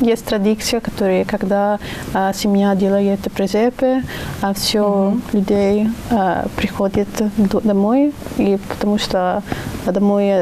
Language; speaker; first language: Russian; non-native, learner; Italian